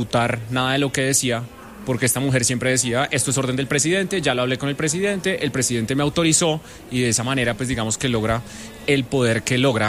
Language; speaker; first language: Spanish; native; Spanish